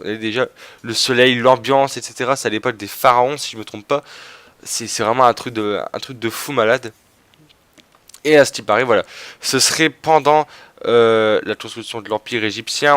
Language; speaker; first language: French; native; French